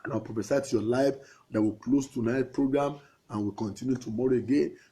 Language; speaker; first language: English; non-native, local second language; Yoruba